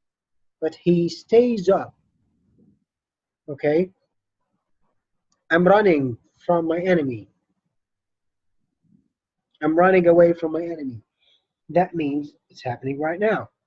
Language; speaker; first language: English; non-native, fluent; Arabic